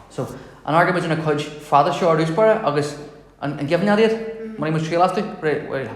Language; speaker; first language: Irish; native; Irish